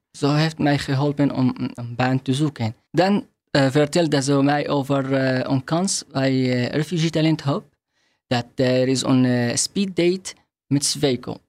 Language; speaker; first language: Dutch; non-native, learner; Arabic